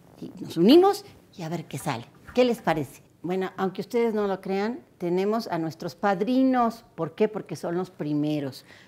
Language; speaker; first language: Spanish; native; Spanish